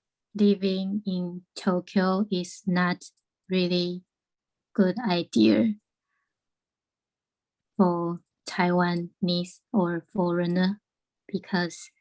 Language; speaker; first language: English; non-native, learner; Chinese